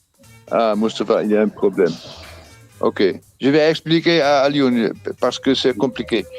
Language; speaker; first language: French; non-native, fluent; Dutch